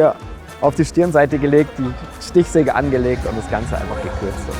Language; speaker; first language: German; native; German